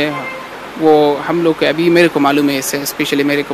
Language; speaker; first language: Hindi; non-native, learner; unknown